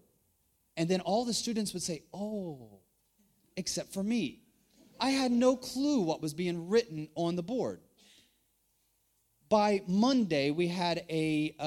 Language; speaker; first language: English; native; English